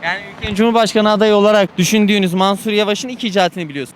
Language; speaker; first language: Turkish; native; Turkish